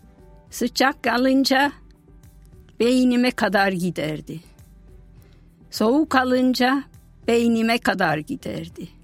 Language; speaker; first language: Turkish; non-native, fluent; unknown